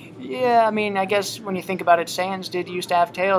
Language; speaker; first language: English; native; English